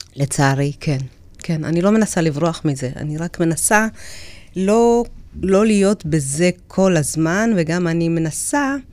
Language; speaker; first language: Hebrew; early bilingual, other home language; Amharic